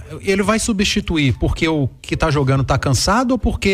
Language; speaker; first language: Portuguese; native; Portuguese